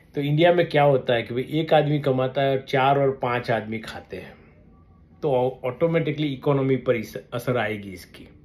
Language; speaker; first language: Hindi; non-native, local second language; Gujarati